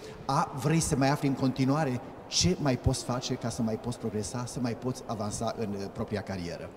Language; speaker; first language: Romanian; native; Romanian